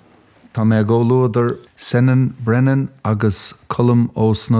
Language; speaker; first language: Irish; native; Irish